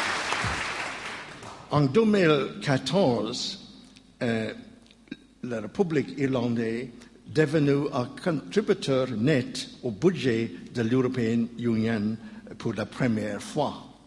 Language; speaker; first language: French; non-native, learner; English